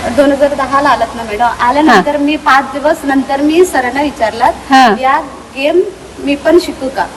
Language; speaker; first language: Marathi; non-native, local second language; Telugu